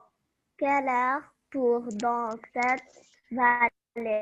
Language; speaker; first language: French; non-native, local second language; Arabic